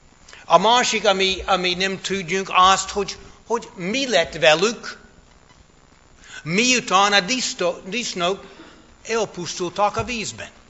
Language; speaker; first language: Hungarian; non-native, fluent; English